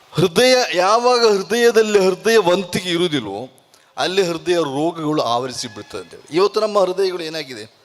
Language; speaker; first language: Kannada; non-native, local second language; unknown